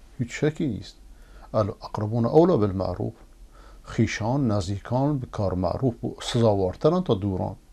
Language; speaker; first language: Persian; non-native, local second language; Baluchi